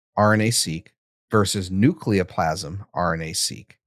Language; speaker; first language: English; native; English